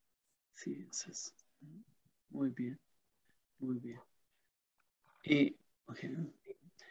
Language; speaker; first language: Spanish; non-native, learner; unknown